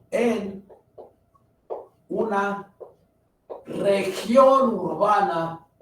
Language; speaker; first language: Spanish; native; Spanish